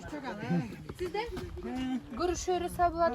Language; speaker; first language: Turkish; non-native, learner; Russian